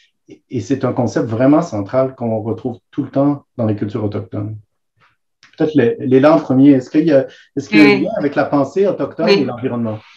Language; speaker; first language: French; native; French